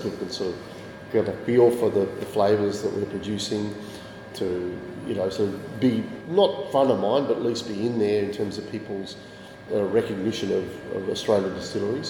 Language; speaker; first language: English; native; English